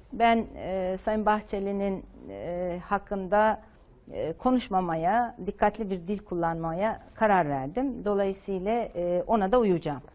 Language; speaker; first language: Turkish; native; Turkish